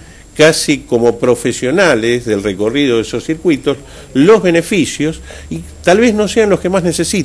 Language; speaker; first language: Spanish; native; Spanish